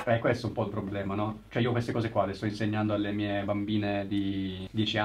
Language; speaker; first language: Italian; native; Italian